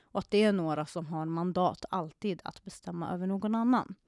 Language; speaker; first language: Swedish; non-native, fluent; Arabic